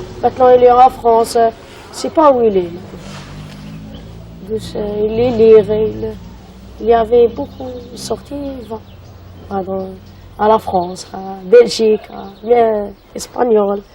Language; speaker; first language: French; non-native, learner; Arabic